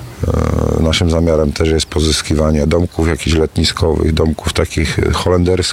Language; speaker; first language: Polish; native; Polish